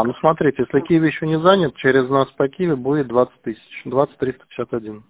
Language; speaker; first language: Russian; native; Russian